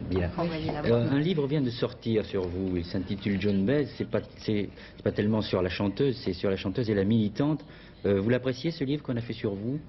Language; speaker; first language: French; native; French